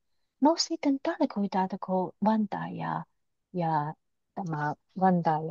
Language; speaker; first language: Finnish; non-native, learner; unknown